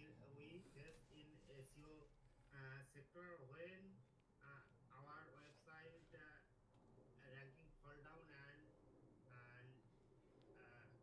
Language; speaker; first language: English; non-native, learner; Bangla